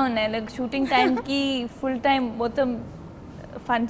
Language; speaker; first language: Telugu; non-native, learner; Punjabi